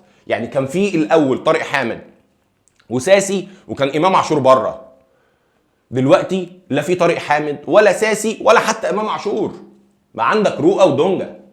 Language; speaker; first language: Arabic; native; Arabic